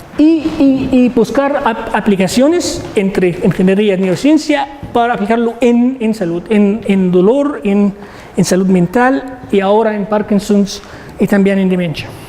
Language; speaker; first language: Spanish; non-native, learner; Arabic